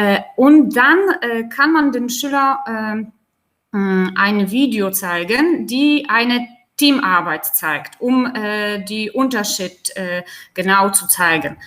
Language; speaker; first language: German; non-native, fluent; Polish